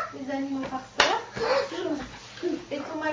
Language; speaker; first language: French; native; French